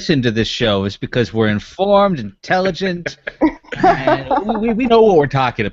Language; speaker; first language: English; native; English